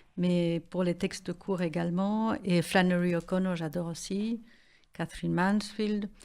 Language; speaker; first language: French; non-native, fluent; Spanish